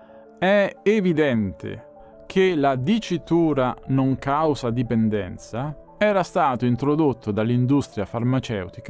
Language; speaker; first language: Italian; native; Italian